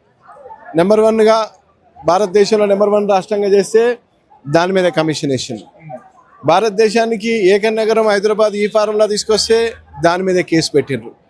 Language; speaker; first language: Telugu; native; Telugu